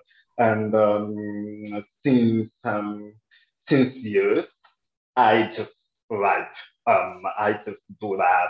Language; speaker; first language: English; non-native, local second language; French